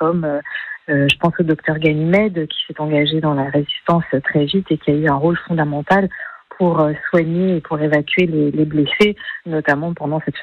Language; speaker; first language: French; native; French